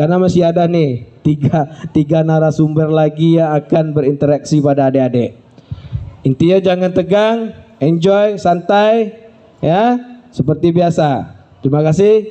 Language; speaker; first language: Indonesian; native; Indonesian